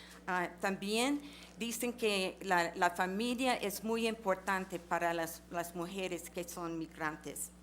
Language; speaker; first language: Spanish; non-native, fluent; English